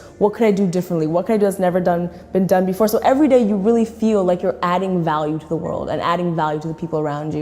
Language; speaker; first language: English; native; English